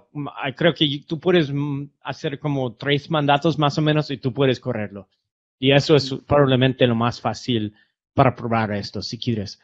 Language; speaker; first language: Spanish; non-native, fluent; English